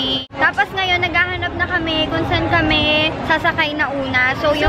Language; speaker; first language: Filipino; native; Filipino